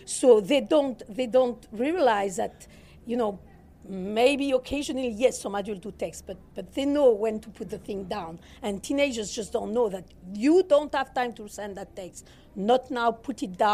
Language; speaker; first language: English; non-native, fluent; French